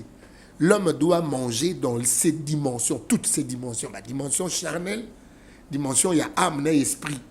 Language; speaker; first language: French; non-native, local second language; Lingala